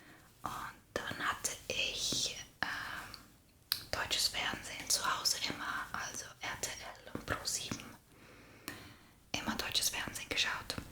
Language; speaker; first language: German; non-native, fluent; Estonian